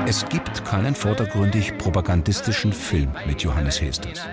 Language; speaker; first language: German; native; German